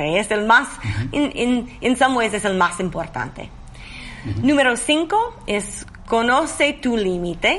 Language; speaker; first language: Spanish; non-native, learner; English